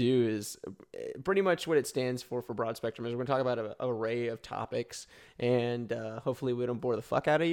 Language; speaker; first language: English; native; English